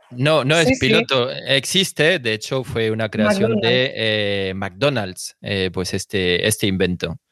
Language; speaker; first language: Spanish; non-native, fluent; French